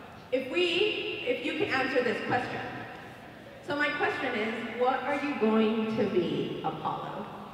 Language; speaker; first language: English; early bilingual, other home language; Spanish